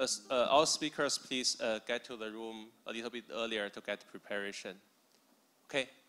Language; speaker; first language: English; non-native, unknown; Chinese